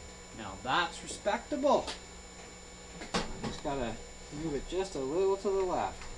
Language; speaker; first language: English; native; English